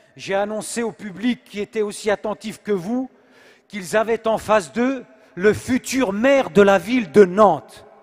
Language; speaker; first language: French; native; French